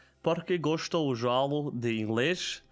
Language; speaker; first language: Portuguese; non-native, learner; German